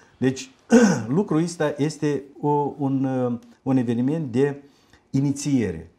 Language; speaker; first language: Romanian; native; Romanian